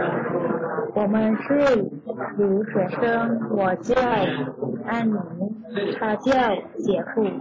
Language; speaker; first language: Chinese; non-native, learner; Thai